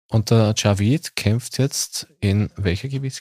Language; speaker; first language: German; native; German